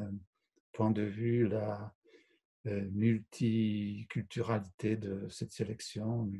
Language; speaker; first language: French; non-native, fluent; Polish